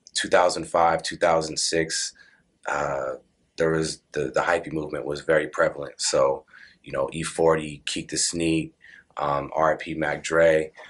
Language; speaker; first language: English; native; English